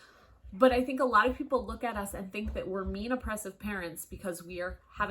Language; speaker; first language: English; native; English